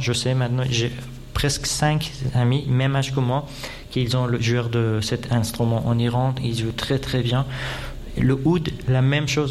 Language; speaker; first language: French; non-native, fluent; Persian